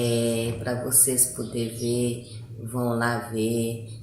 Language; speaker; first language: Portuguese; non-native, local second language; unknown